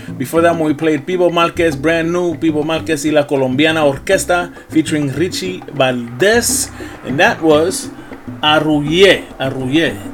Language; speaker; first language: English; early bilingual, other home language; Spanish